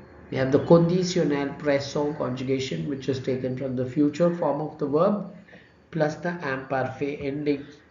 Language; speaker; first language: English; non-native, local second language; Tamil